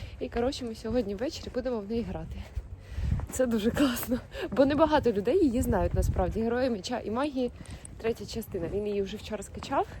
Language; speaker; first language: Ukrainian; native; Ukrainian